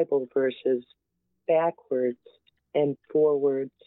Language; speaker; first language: English; native; English